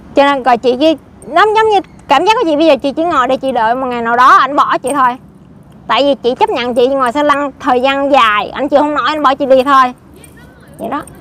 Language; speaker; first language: Vietnamese; native; Vietnamese